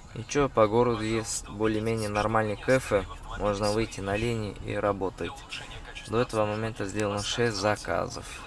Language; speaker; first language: Russian; non-native, fluent; Uzbek